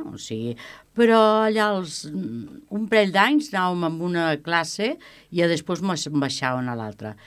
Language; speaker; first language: Catalan; non-native, local second language; Spanish